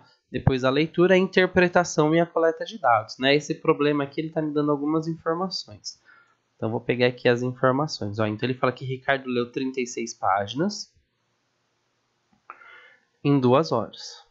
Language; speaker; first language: Portuguese; native; Portuguese